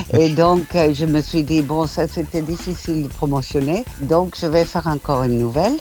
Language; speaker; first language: French; non-native, fluent; English